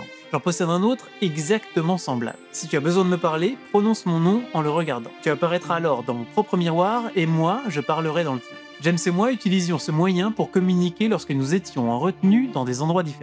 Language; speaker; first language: French; native; French